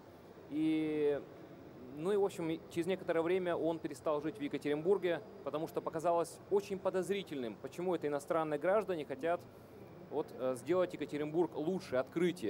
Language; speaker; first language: Russian; native; Russian